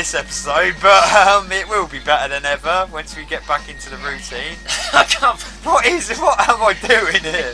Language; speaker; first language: English; native; English